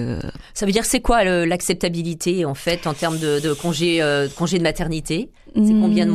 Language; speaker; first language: French; native; French